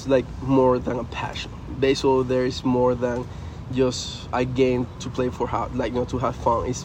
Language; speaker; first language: English; non-native, fluent; Spanish